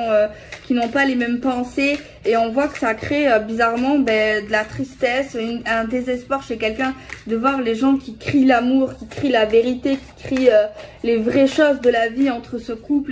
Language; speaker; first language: French; native; French